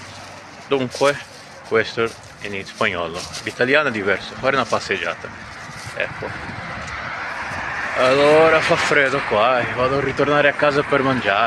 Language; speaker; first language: Italian; non-native, fluent; Portuguese